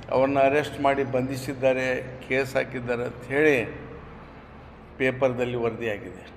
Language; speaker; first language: Kannada; native; Kannada